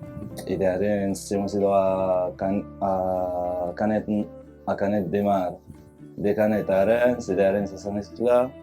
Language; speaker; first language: Spanish; non-native, fluent; Arabic